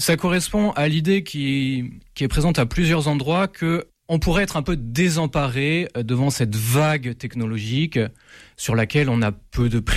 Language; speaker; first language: French; native; French